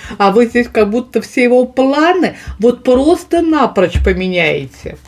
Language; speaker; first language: Russian; native; Russian